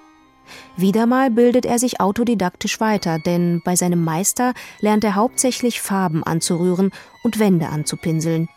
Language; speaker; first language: German; native; German